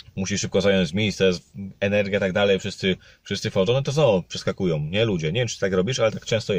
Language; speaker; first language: Polish; native; Polish